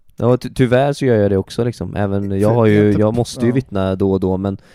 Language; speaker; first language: Swedish; native; Swedish